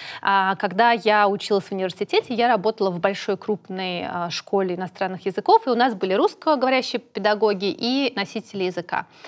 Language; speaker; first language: Russian; native; Russian